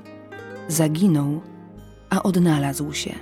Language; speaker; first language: Polish; native; Polish